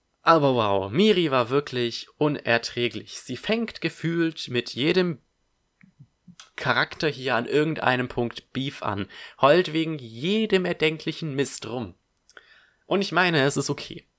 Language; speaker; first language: German; native; German